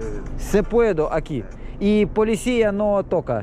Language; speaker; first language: Spanish; non-native, learner; Russian